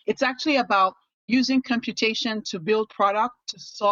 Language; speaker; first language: English; non-native, local second language; Yoruba